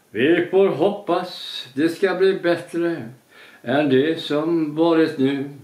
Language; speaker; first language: Swedish; native; Swedish